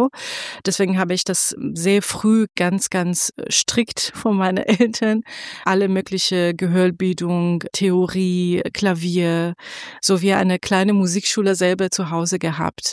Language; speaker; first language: German; non-native, fluent; Persian